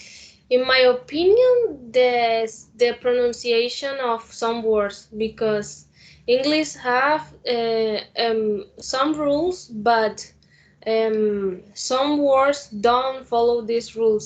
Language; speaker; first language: English; non-native, learner; Spanish